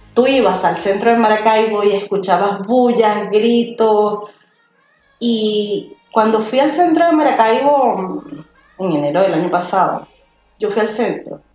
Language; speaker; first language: Spanish; native; Spanish